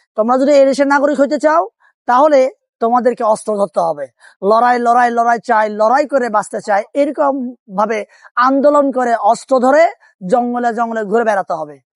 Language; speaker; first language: Bangla; non-native, local second language; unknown